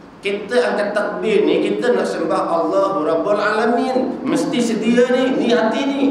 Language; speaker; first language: Malay; non-native, local second language; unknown